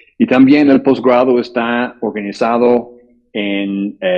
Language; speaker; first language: Spanish; non-native, fluent; English